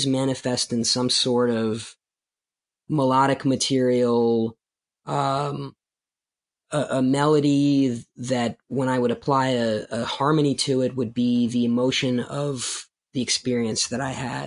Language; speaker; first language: English; native; English